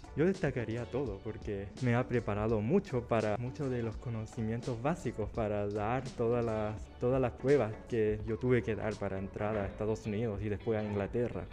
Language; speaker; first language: Spanish; early bilingual, other home language; Chinese